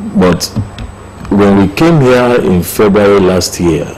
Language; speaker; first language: English; non-native, local second language; Yoruba